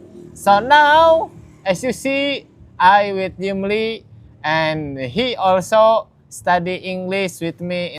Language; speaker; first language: English; non-native, learner; Indonesian